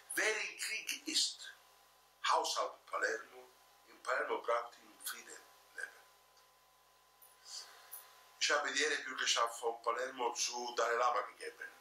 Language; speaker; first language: German; non-native, fluent; Italian